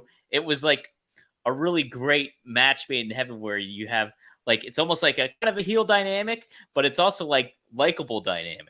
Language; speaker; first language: English; native; English